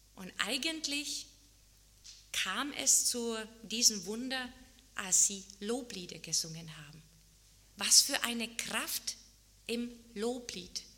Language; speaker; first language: German; non-native, fluent; Czech